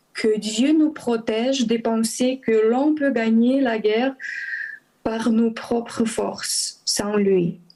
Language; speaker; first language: French; non-native, fluent; Ukrainian